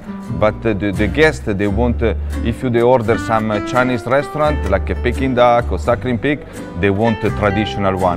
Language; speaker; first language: English; non-native, learner; Italian